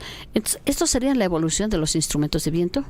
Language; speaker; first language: Spanish; native; Spanish